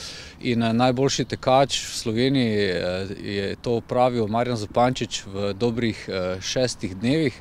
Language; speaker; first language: Slovenian; native; Slovenian